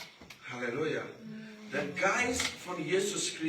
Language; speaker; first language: German; non-native, learner; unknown